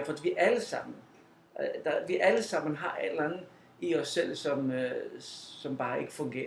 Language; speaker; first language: Danish; non-native, fluent; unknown